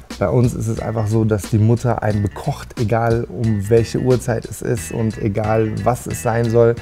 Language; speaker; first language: German; early bilingual, other home language; Turkish